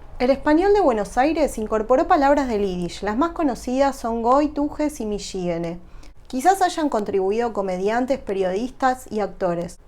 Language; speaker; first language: Spanish; native; Spanish